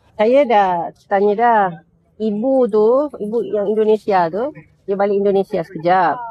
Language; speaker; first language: Malay; native; Malay